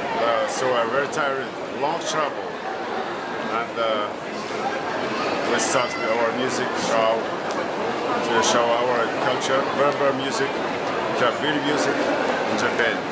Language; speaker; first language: English; non-native, learner; Kabyle